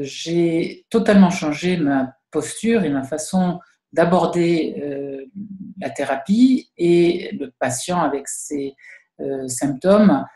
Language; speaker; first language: French; native; French